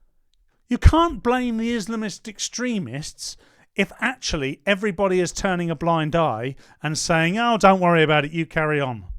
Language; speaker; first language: English; native; English